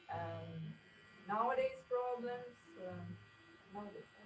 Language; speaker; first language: English; non-native, learner; Ukrainian